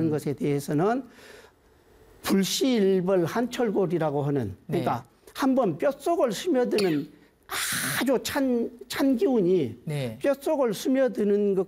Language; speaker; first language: Korean; native; Korean